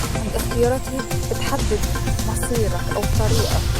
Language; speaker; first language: Arabic; native; Arabic